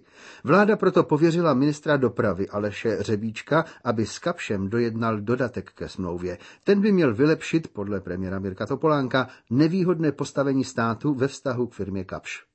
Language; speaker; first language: Czech; native; Czech